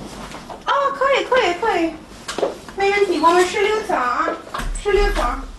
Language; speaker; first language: Chinese; non-native, fluent; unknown